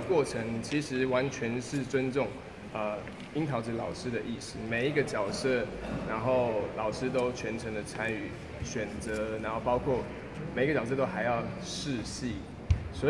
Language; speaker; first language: Chinese; native; Chinese